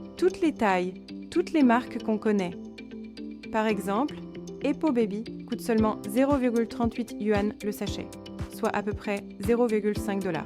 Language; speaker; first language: French; non-native, fluent; Chinese